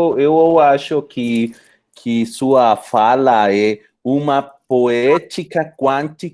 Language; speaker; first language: Portuguese; non-native, fluent; Spanish